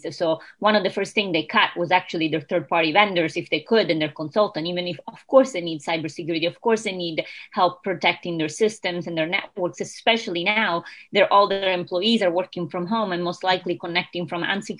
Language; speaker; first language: English; non-native, fluent; Italian